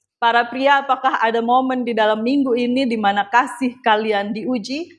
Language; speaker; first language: Indonesian; native; Indonesian